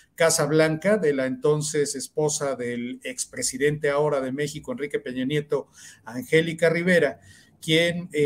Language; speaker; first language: Spanish; native; Spanish